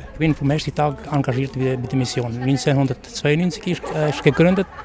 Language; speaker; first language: German; non-native, learner; Albanian